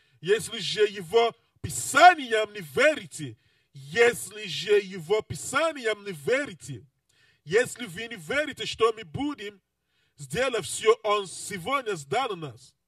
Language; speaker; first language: Russian; non-native, learner; English